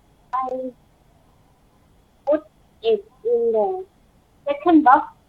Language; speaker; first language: English; non-native, learner; Thai